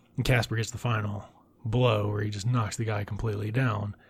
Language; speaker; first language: English; native; English